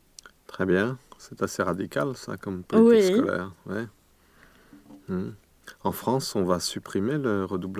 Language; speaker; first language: French; native; French